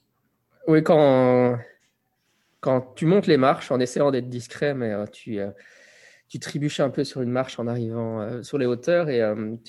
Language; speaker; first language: French; native; French